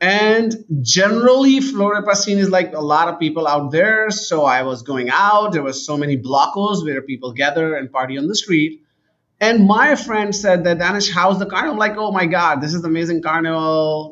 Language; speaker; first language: English; non-native, local second language; Urdu